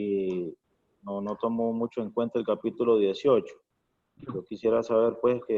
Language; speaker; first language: Spanish; native; Spanish